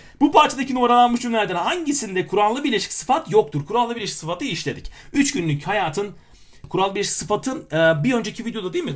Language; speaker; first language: Turkish; native; Turkish